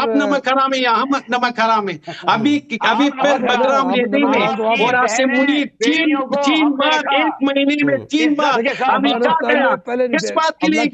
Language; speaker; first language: Hindi; non-native, fluent; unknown